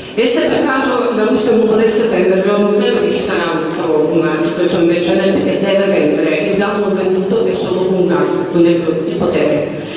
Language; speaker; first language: Italian; non-native, fluent; Ukrainian